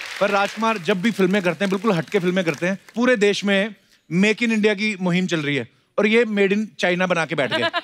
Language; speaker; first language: Hindi; non-native, local second language; Punjabi